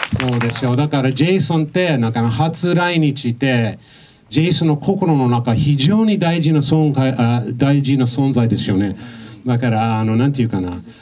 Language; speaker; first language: Japanese; non-native, fluent; English